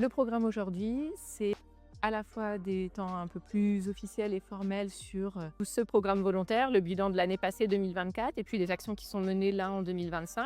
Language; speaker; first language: French; native; French